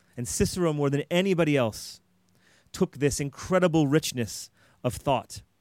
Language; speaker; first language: English; native; English